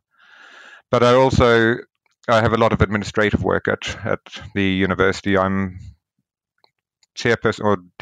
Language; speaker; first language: English; native; English